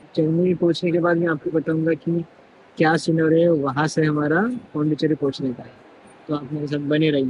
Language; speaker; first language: Hindi; non-native, local second language; Marathi